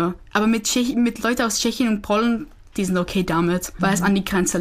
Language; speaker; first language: German; non-native, fluent; Czech